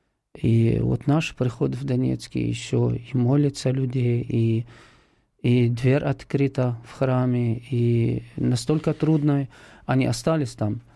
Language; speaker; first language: Russian; non-native, fluent; Arabic